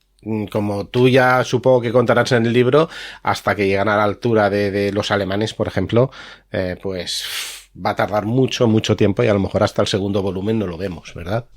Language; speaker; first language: Spanish; native; Spanish